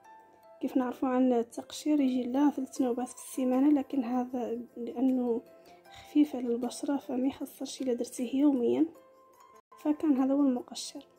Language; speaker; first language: Arabic; native; Arabic